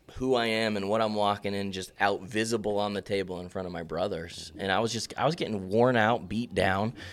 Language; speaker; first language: English; native; English